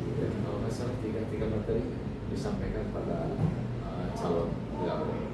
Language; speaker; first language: Indonesian; non-native, local second language; Sundanese